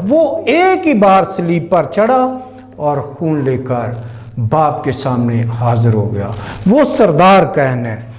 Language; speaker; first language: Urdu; non-native, local second language; Punjabi